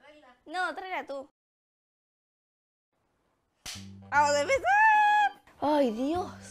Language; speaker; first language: Spanish; native; Spanish